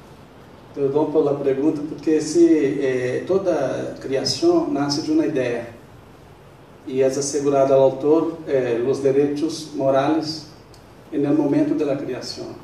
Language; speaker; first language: Spanish; non-native, fluent; Portuguese